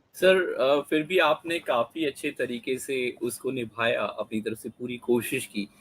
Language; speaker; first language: Hindi; native; Hindi